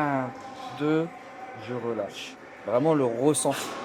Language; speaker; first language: French; native; French